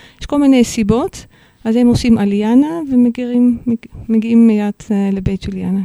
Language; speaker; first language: Hebrew; non-native, fluent; Dutch